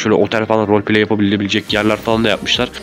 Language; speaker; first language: Turkish; native; Turkish